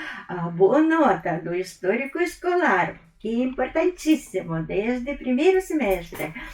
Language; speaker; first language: Portuguese; non-native, fluent; Russian